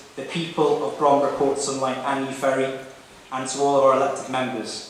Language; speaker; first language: English; native; English